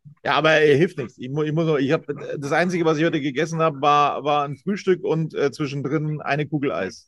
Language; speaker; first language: German; native; German